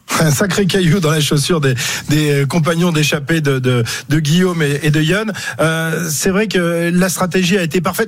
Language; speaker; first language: French; native; French